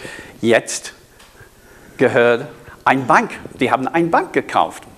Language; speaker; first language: German; non-native, fluent; English